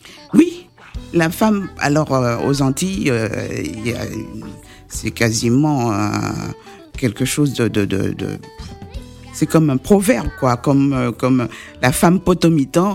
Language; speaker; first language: French; native; French